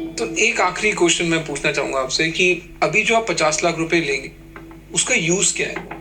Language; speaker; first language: Hindi; native; Hindi